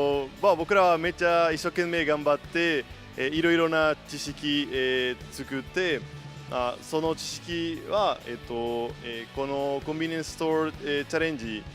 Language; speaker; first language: Japanese; non-native, learner; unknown